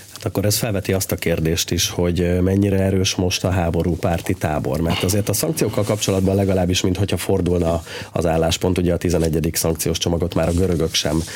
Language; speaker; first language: Hungarian; native; Hungarian